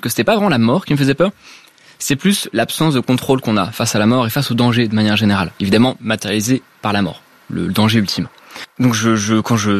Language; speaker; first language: French; native; French